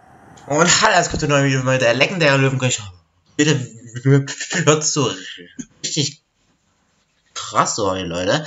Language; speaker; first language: German; native; German